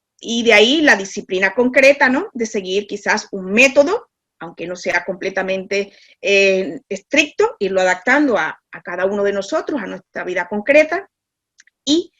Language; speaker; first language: Spanish; native; Spanish